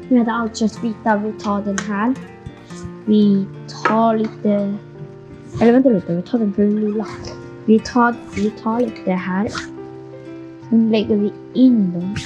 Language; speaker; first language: Swedish; non-native, fluent; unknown